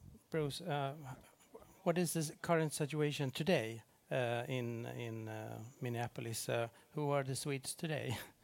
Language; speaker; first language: English; non-native, fluent; Swedish